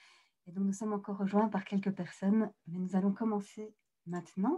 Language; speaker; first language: French; native; French